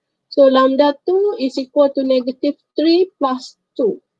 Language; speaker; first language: English; non-native, local second language; Malay